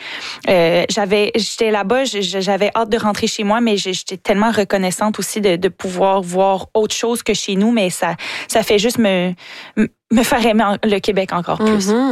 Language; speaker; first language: French; native; French